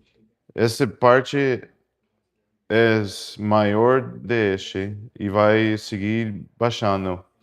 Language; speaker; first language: Portuguese; non-native, learner; Spanish